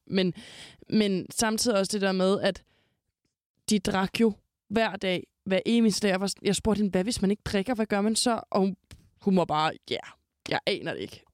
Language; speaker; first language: Danish; native; Danish